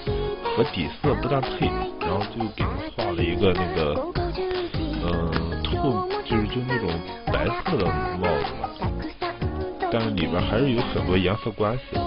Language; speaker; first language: Chinese; native; Chinese